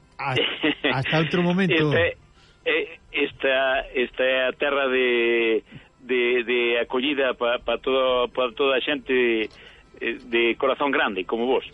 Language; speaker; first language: Galician; native; Galician